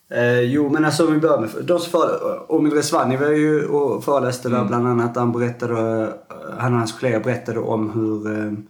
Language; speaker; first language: Swedish; native; Swedish